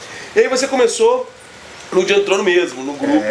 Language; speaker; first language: Portuguese; native; Portuguese